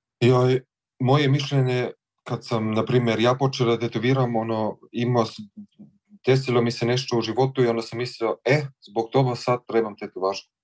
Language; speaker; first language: Serbian; early bilingual, heritage; Croatian